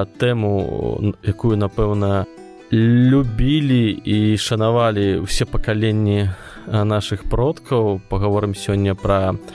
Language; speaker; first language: Belarusian; non-native, local second language; Russian